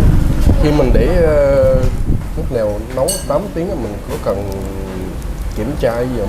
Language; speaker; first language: Vietnamese; early bilingual, heritage; Vietnamese